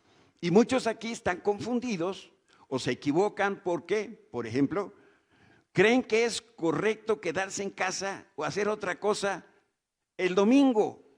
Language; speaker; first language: Spanish; native; Spanish